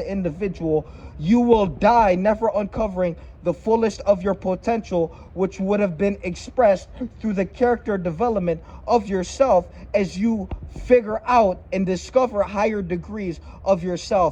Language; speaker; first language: English; native; English